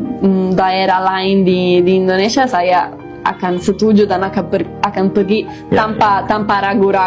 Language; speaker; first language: Indonesian; non-native, fluent; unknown